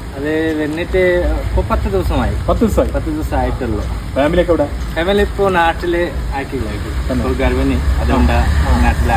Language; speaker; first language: Malayalam; non-native, learner; Bangla